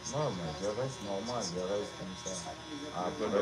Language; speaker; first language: French; non-native, learner; Portuguese